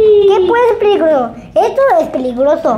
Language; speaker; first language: Spanish; native; Spanish